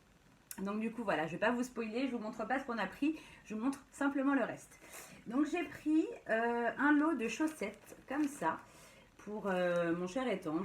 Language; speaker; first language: French; native; French